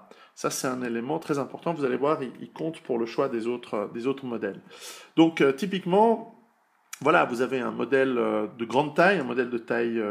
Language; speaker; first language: French; native; French